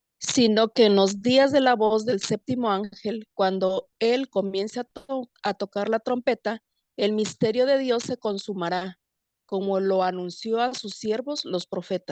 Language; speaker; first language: Spanish; native; Spanish